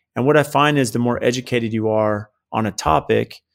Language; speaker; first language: English; native; English